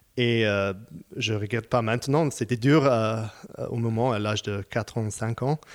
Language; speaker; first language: French; non-native, fluent; Hebrew